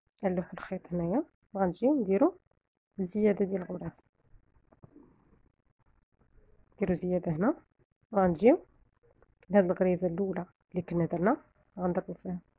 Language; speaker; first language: Arabic; native; Arabic